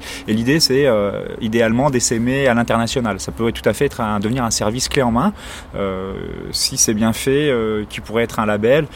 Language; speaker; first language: French; native; French